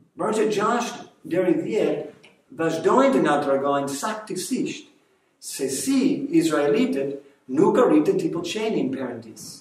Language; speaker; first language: Albanian; non-native, fluent; English